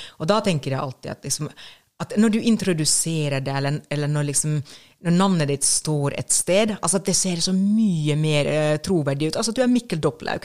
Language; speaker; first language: Norwegian; non-native, fluent; Finnish